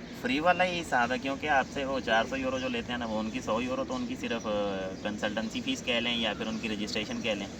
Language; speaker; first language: Urdu; non-native, local second language; Punjabi